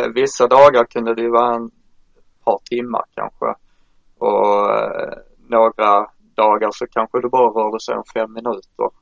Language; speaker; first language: Swedish; native; Swedish